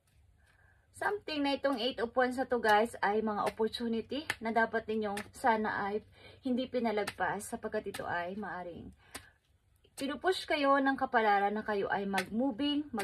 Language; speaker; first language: Filipino; native; Filipino